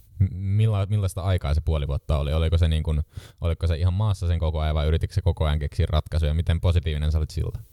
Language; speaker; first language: Finnish; native; Finnish